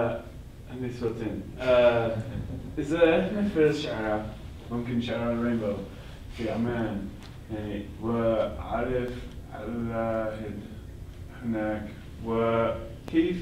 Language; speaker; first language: Arabic; non-native, learner; English